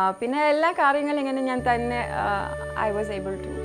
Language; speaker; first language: Malayalam; non-native, fluent; French